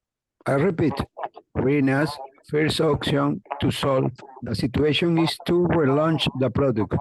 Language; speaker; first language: English; non-native, learner; Spanish